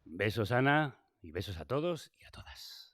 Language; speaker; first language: Spanish; native; Spanish